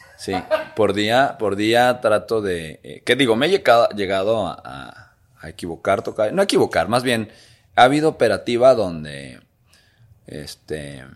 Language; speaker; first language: Spanish; native; Spanish